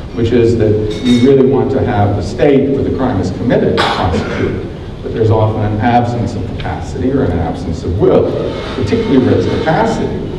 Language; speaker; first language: English; native; English